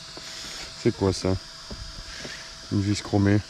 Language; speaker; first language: French; native; French